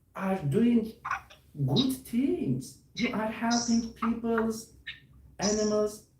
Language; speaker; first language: English; non-native, learner; Turkish